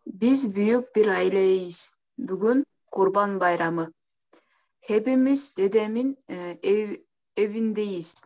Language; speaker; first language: Turkish; non-native, learner; Kyrgyz